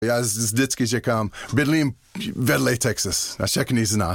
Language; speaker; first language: Czech; non-native, learner; English